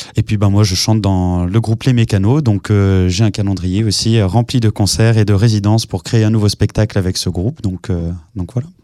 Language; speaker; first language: French; native; French